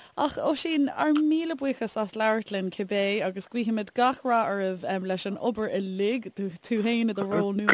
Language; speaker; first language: Irish; native; Irish